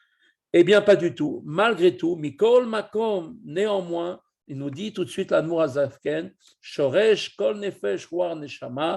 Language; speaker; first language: French; native; French